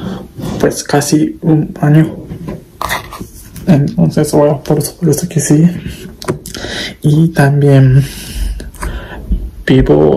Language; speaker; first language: Spanish; non-native, learner; Japanese